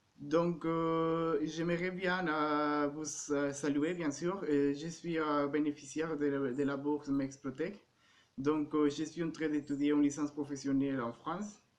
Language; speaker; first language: French; non-native, fluent; Spanish